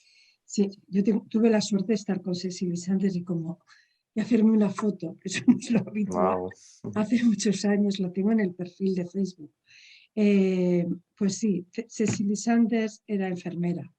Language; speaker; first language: Spanish; native; Spanish